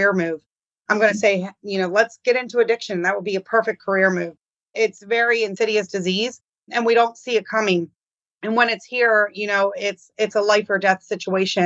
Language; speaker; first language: English; native; English